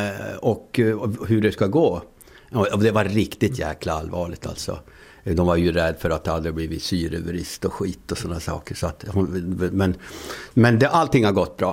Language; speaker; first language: Swedish; native; Swedish